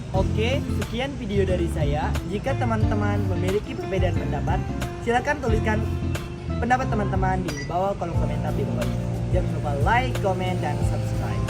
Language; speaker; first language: Indonesian; non-native, local second language; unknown